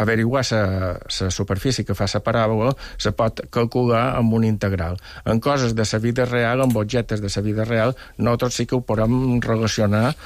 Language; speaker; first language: Catalan; native; Catalan